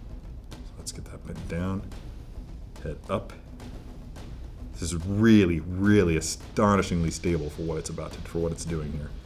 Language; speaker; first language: English; native; English